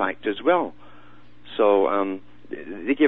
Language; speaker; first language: English; native; English